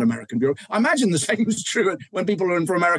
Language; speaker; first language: English; native; English